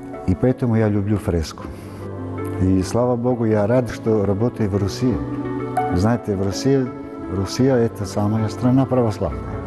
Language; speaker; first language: Russian; non-native, learner; Serbian